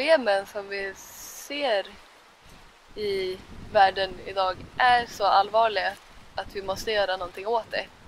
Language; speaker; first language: Swedish; native; Swedish